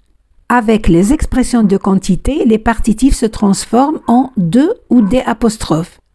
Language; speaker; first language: French; non-native, fluent; Spanish